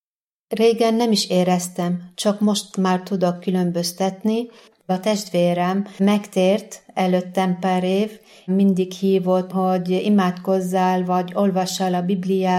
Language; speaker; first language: Hungarian; non-native, fluent; Arabic